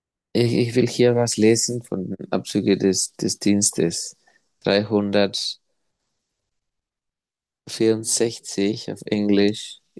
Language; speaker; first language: German; non-native, fluent; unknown